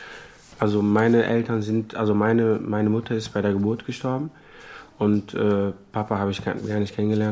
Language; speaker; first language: German; non-native, fluent; Portuguese